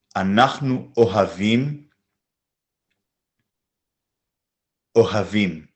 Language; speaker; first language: Hebrew; non-native, fluent; English